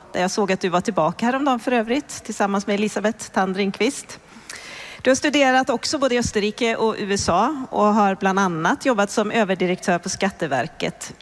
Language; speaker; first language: Swedish; native; Swedish